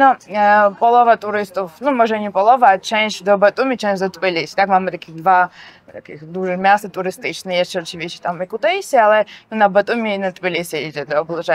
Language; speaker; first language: Polish; non-native, fluent; Georgian